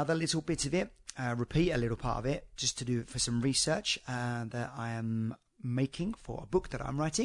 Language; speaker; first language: English; native; English